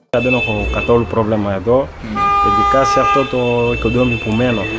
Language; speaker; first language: Greek; non-native, learner; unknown